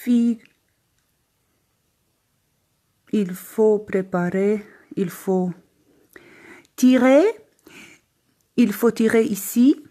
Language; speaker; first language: French; non-native, learner; Polish